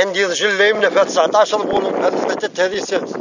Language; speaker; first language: Arabic; native; Arabic